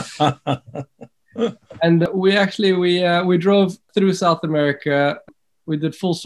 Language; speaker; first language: English; native; English